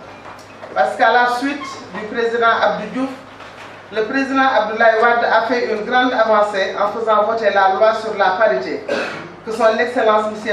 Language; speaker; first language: French; non-native, local second language; Wolof